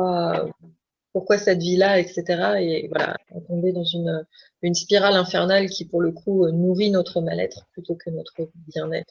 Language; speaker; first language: French; native; French